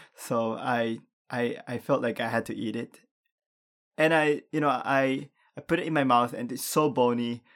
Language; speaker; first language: English; non-native, fluent; Japanese